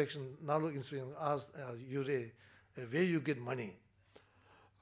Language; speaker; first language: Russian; non-native, learner; Tibetan